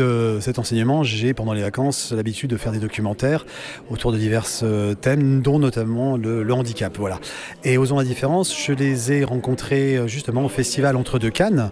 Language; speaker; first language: French; native; French